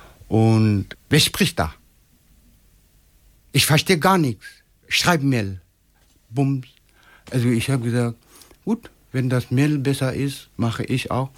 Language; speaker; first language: German; non-native, learner; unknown